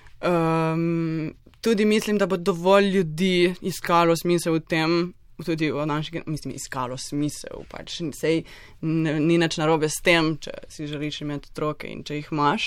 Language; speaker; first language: Slovenian; native; Slovenian